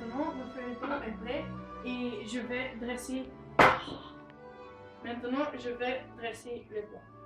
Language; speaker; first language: French; non-native, learner; Dutch